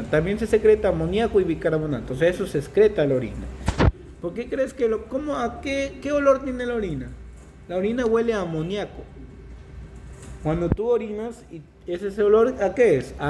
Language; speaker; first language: Spanish; native; Spanish